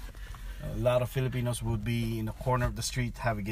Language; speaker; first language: English; non-native, local second language; Filipino